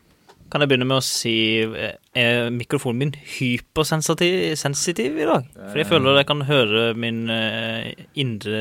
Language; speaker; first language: Norwegian; native; Norwegian